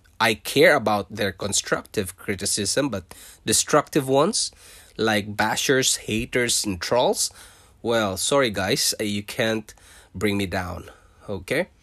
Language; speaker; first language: English; non-native, local second language; Filipino